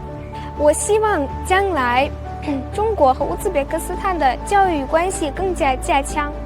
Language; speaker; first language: Chinese; non-native, fluent; Uzbek